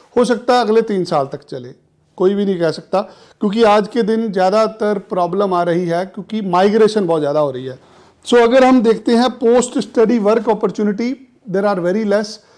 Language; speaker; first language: Hindi; non-native, local second language; Punjabi